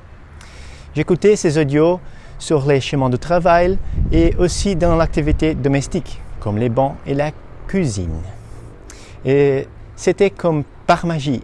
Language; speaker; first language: French; non-native, fluent; Portuguese